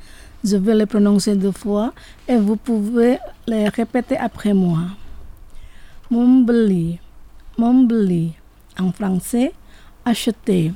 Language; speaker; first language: French; non-native, fluent; Indonesian